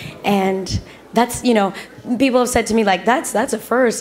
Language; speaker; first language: English; early bilingual, other home language; Spanish